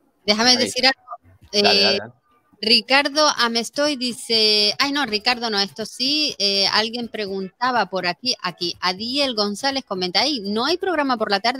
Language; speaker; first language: Spanish; native; Spanish